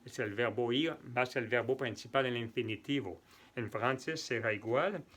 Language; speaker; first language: Spanish; non-native, fluent; French